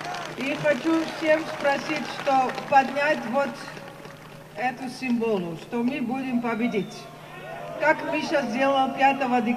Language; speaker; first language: Russian; non-native, learner; Dutch